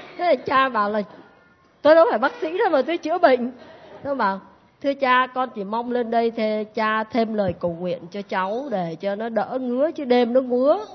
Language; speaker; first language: Vietnamese; native; Vietnamese